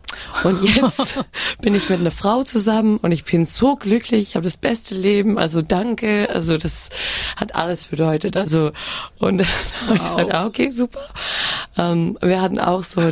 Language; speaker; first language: German; early bilingual, heritage; German